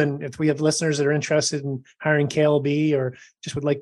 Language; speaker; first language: English; native; English